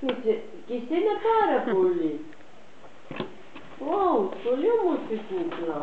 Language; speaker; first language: Greek; non-native, learner; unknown